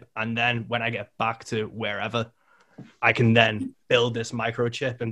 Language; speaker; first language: English; native; English